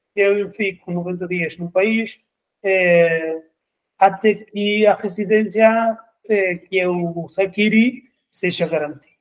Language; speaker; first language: Portuguese; non-native, fluent; Spanish